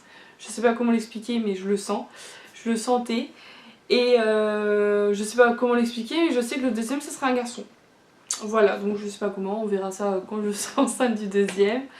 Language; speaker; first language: French; native; French